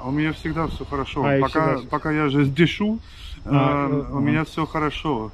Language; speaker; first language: Russian; non-native, fluent; German